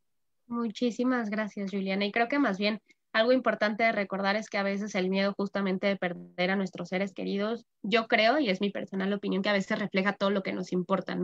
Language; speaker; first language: Spanish; native; Spanish